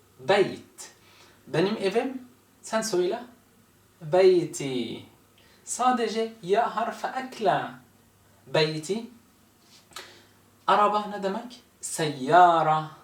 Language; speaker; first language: Turkish; non-native, fluent; Arabic